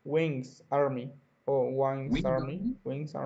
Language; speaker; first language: English; non-native, learner; Spanish